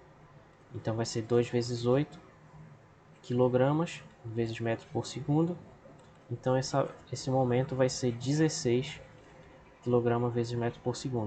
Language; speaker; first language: Portuguese; native; Portuguese